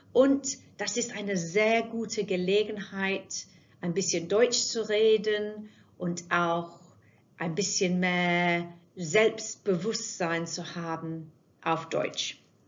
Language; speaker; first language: German; non-native, fluent; English